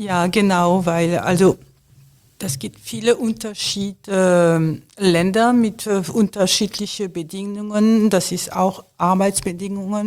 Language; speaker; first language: German; non-native, fluent; French